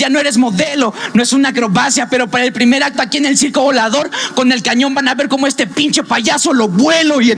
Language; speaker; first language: Spanish; native; Spanish